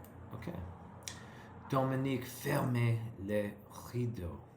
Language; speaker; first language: French; non-native, learner; English